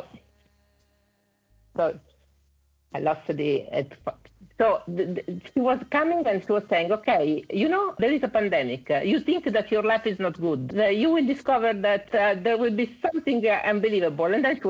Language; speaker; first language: English; non-native, fluent; Italian